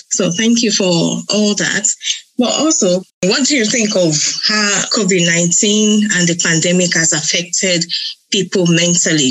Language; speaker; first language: English; non-native, local second language; Yoruba